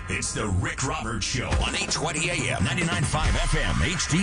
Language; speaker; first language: English; native; English